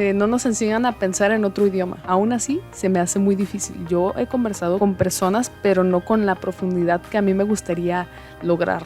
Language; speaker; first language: Spanish; native; Spanish